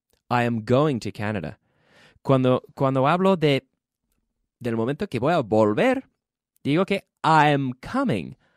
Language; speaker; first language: Spanish; non-native, fluent; English